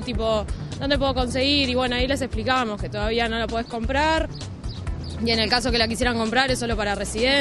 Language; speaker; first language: Spanish; native; Spanish